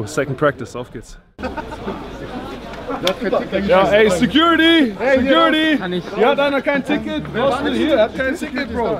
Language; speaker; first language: German; native; German